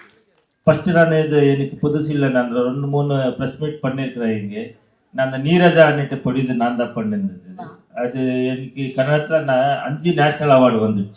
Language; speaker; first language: Tamil; non-native, learner; Kannada